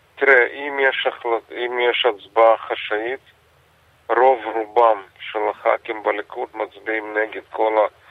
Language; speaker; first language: Hebrew; non-native, fluent; Russian